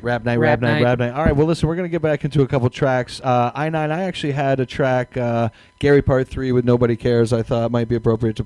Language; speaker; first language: English; native; English